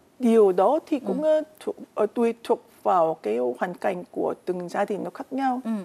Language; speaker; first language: Vietnamese; non-native, fluent; Korean